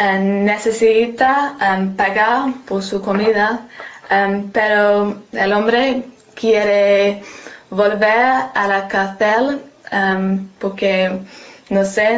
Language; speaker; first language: Spanish; non-native, learner; English